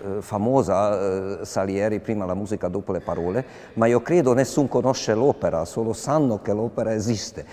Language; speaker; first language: Italian; non-native, fluent; Hungarian